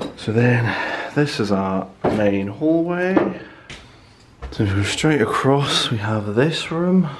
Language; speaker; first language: English; native; English